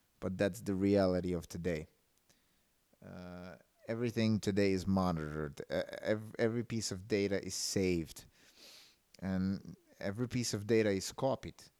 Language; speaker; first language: English; non-native, fluent; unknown